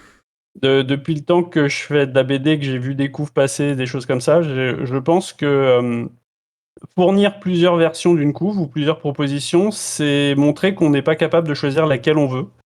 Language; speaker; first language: French; native; French